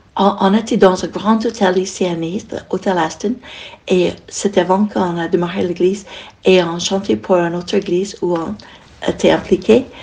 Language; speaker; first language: French; non-native, fluent; English